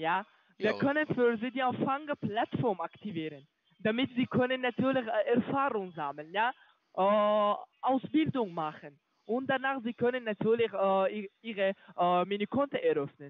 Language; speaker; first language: German; non-native, learner; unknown